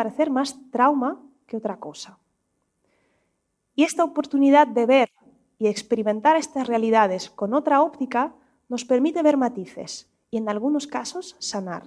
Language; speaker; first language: Spanish; non-native, fluent; Russian